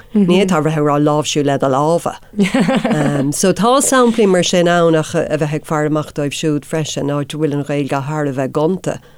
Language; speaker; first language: Irish; non-native, local second language; English